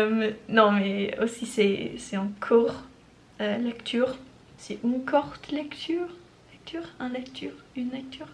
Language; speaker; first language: French; non-native, learner; English